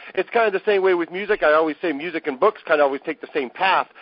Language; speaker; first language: English; native; English